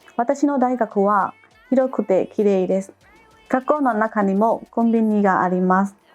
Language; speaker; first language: Japanese; non-native, fluent; Burmese